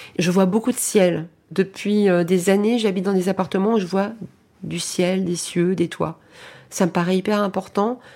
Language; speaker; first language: French; early bilingual, heritage; French